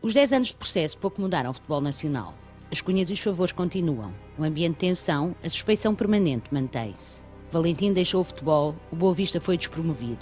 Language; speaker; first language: Portuguese; native; Portuguese